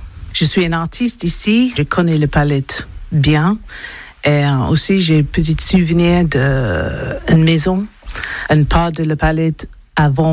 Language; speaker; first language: French; non-native, learner; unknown